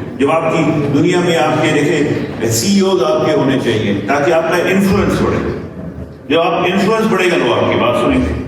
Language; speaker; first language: Urdu; non-native, local second language; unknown